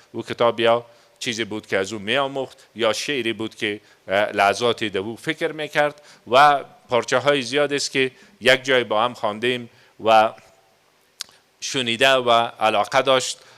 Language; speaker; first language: Persian; native; Persian